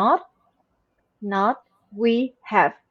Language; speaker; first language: English; non-native, learner; Vietnamese